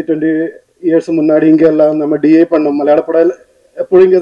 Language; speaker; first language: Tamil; non-native, learner; Malayalam